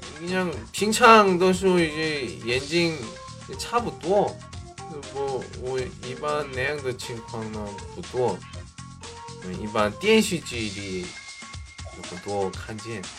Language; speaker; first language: Chinese; non-native, learner; Korean